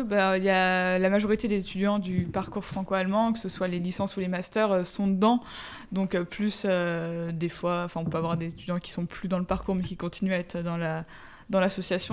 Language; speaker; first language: French; native; French